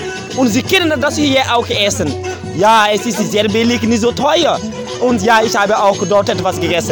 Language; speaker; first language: German; non-native, learner; Bambara